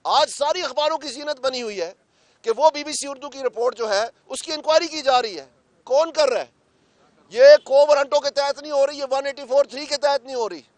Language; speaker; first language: Urdu; non-native, local second language; Punjabi